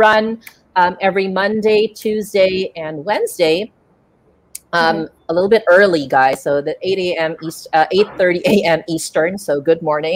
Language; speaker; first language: English; non-native, local second language; Filipino